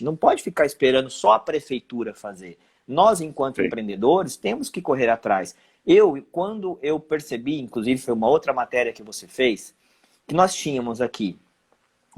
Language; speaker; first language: Portuguese; native; Portuguese